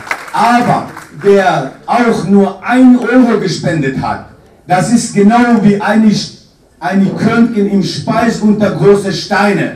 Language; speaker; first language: German; non-native, fluent; Kurdish